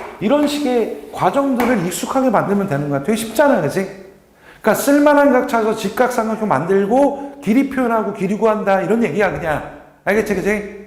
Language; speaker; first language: Korean; native; Korean